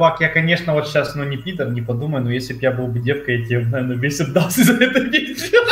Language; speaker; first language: Russian; native; Russian